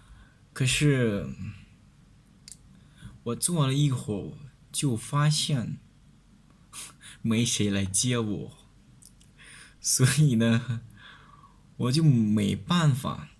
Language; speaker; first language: Chinese; non-native, learner; Lao